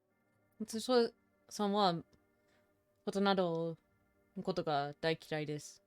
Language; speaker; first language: Japanese; non-native, learner; English